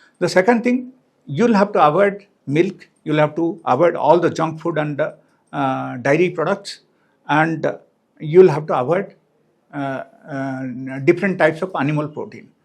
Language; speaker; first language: English; non-native, local second language; Telugu